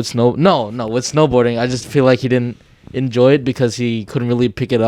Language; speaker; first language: English; native; English